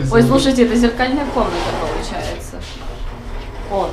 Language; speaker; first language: Russian; native; Russian